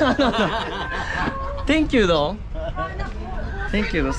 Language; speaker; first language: English; non-native, learner; Japanese